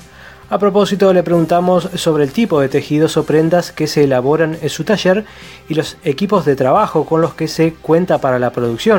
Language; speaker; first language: Spanish; native; Spanish